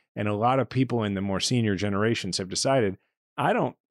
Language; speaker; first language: English; native; English